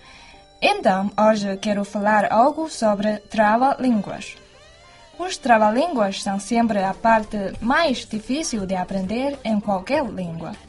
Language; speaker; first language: Portuguese; non-native, fluent; Chinese